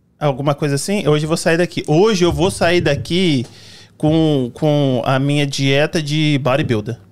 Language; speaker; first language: Portuguese; native; Portuguese